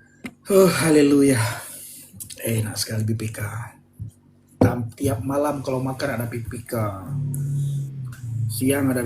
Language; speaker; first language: Indonesian; native; Indonesian